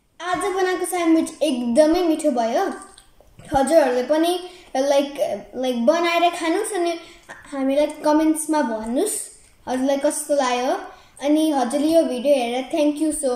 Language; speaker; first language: Nepali; early bilingual, heritage; Nepali